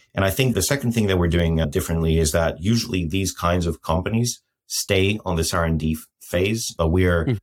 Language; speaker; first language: English; non-native, fluent; Greek